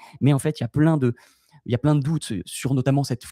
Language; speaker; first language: French; native; French